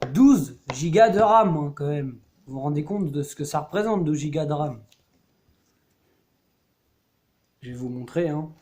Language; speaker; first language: French; native; French